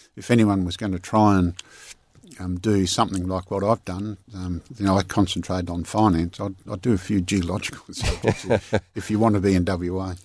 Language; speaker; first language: English; native; English